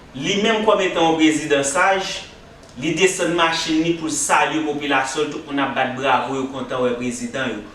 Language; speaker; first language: Haitian Creole; native; Haitian Creole